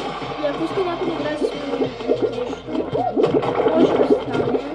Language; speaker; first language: Bulgarian; native; Bulgarian